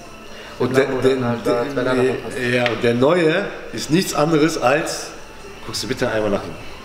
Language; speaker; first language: German; native; German